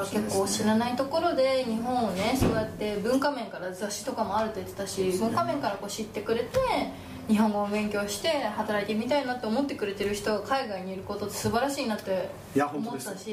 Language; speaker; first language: Japanese; native; Japanese